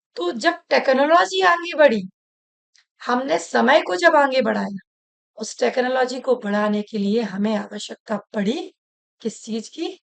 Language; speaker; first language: Hindi; native; Hindi